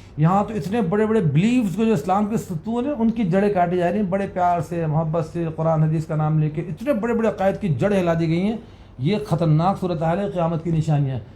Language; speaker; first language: Urdu; native; Urdu